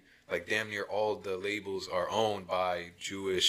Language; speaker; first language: English; early bilingual, other home language; Spanish